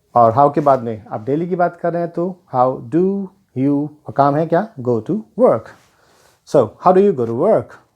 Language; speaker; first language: Hindi; native; Hindi